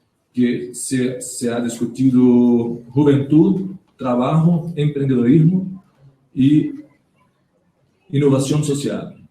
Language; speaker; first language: Spanish; non-native, learner; Portuguese